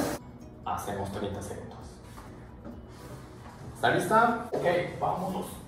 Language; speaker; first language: Spanish; non-native, learner; Japanese